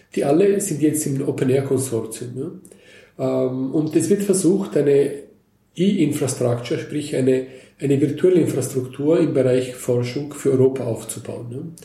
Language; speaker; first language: German; native; German